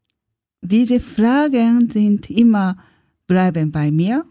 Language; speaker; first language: German; non-native, learner; Japanese